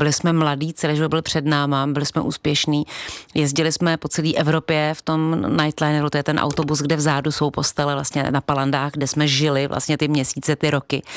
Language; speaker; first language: Czech; native; Czech